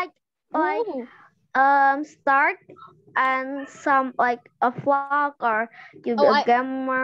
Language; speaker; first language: English; non-native, learner; Indonesian